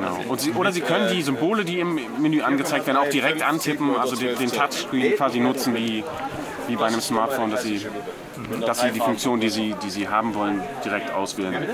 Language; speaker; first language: German; native; German